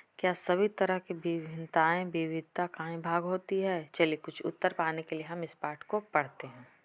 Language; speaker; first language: Hindi; native; Hindi